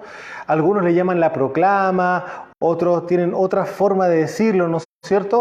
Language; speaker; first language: Spanish; native; Spanish